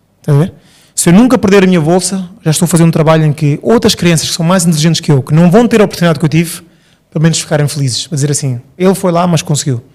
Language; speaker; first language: Portuguese; early bilingual, other home language; Upper Guinea Crioulo